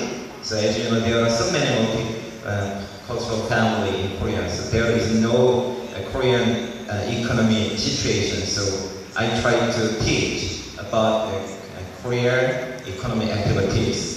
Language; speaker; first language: English; non-native, learner; Korean